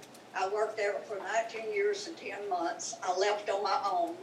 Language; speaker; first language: English; native; English